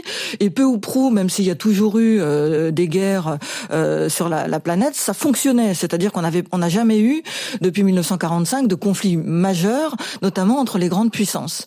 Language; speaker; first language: French; native; French